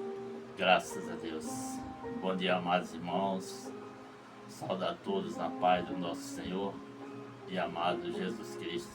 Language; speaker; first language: Portuguese; native; Portuguese